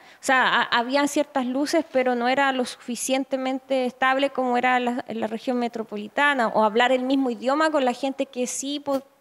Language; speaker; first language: Spanish; native; Spanish